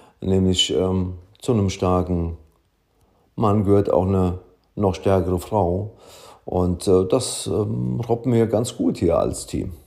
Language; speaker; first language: German; early bilingual, other home language; Italian